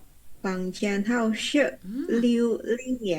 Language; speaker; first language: Chinese; non-native, learner; Indonesian